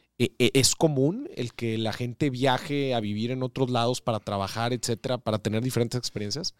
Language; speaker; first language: Spanish; native; Spanish